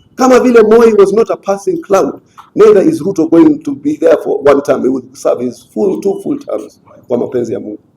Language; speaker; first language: English; non-native, local second language; Swahili